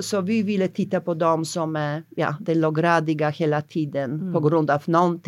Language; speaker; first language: Swedish; non-native, fluent; Polish